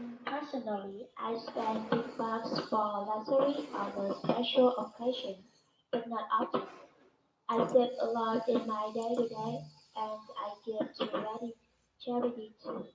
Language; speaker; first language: English; non-native, learner; Vietnamese